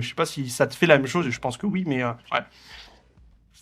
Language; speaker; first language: French; native; French